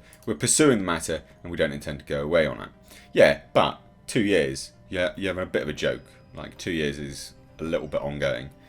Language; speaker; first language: English; native; English